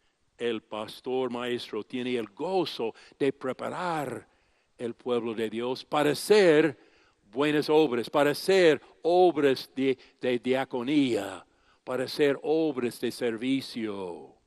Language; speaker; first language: Spanish; non-native, fluent; English